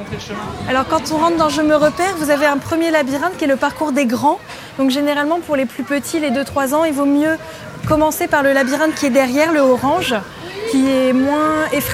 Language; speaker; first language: French; native; French